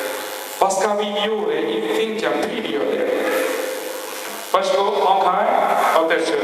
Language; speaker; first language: Swedish; non-native, learner; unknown